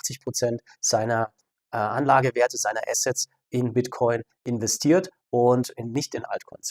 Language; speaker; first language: German; native; German